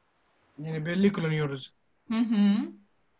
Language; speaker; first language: Turkish; non-native, learner; Arabic